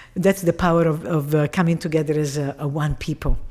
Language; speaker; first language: English; non-native, fluent; Italian